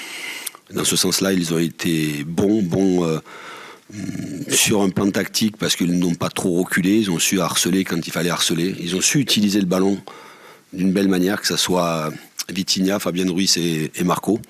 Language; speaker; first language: French; native; French